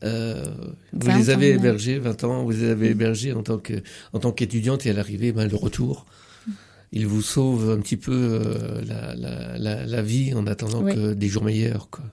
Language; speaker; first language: French; native; French